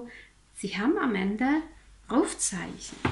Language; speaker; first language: German; non-native, fluent; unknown